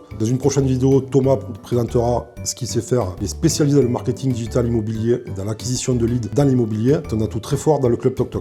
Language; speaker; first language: French; native; French